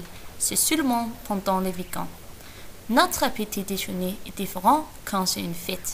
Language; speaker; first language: French; non-native, learner; Danish